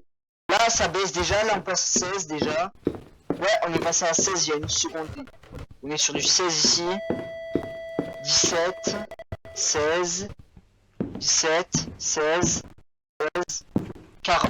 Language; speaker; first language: French; native; French